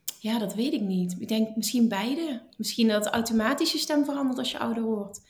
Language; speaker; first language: Dutch; native; Dutch